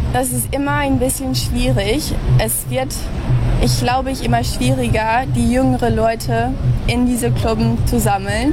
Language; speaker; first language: German; early bilingual, heritage; German